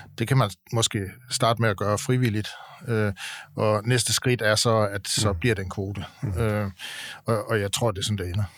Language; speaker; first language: Danish; native; Danish